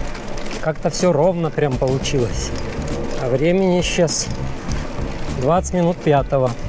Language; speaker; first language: Russian; native; Russian